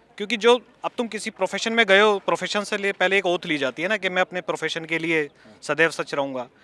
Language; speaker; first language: Hindi; native; Hindi